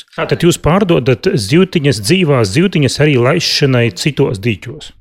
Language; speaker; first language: Latvian; native; Latvian